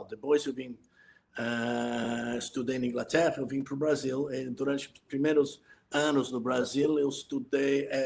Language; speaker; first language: Portuguese; non-native, fluent; English